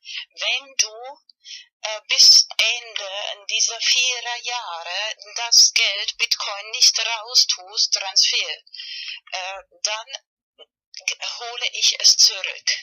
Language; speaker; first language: German; non-native, fluent; Spanish